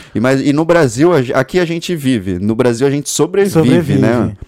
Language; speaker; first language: Portuguese; native; Portuguese